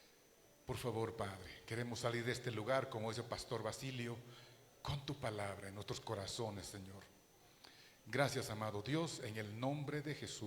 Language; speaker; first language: Spanish; native; Spanish